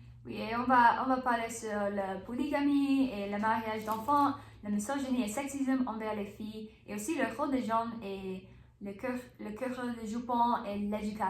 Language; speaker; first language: French; non-native, learner; English